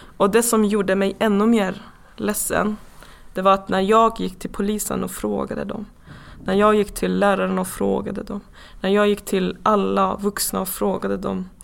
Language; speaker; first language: Swedish; non-native, fluent; Persian